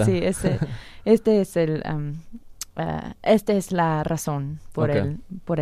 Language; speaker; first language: Spanish; non-native, fluent; English